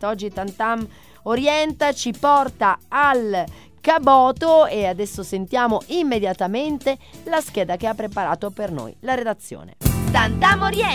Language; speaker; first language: Italian; native; Italian